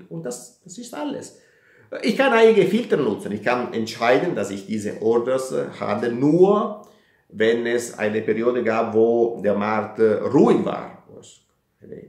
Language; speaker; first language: German; non-native, fluent; Italian